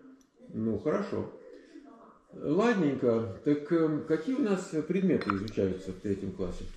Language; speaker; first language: Russian; native; Russian